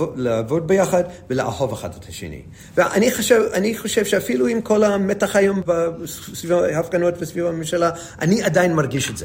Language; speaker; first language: Hebrew; non-native, fluent; English